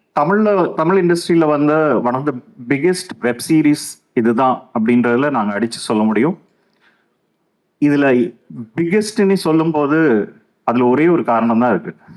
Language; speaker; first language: Tamil; native; Tamil